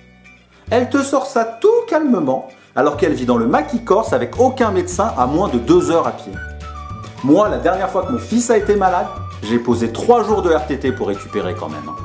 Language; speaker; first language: French; native; French